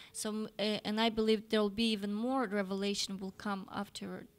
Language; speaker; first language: English; non-native, fluent; Russian